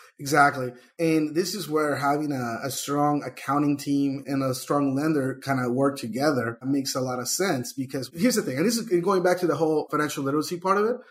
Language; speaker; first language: English; early bilingual, other home language; Spanish